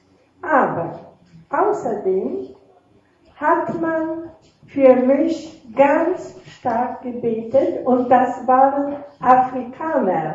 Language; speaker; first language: German; non-native, fluent; Russian